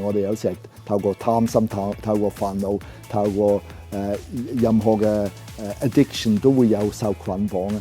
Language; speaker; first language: Cantonese; non-native, fluent; German